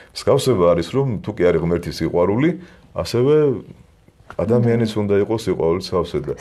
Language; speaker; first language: Georgian; native; Georgian